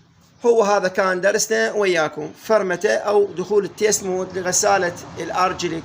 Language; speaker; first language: Arabic; native; Arabic